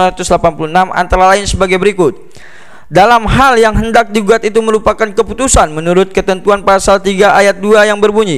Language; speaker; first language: Indonesian; native; Indonesian